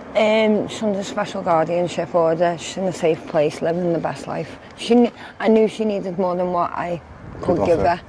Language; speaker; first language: English; native; English